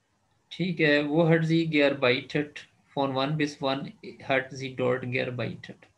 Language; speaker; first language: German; non-native, fluent; Urdu